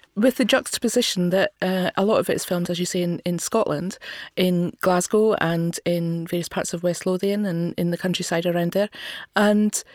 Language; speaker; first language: English; native; English